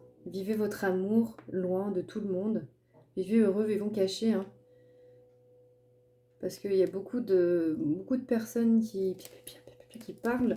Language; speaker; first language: French; native; French